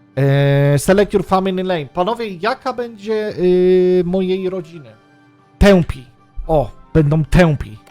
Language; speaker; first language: Polish; native; Polish